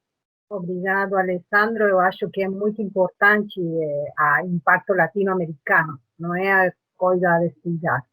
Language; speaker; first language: Portuguese; non-native, learner; Spanish